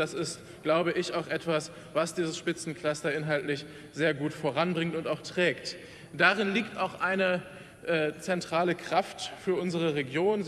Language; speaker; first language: German; native; German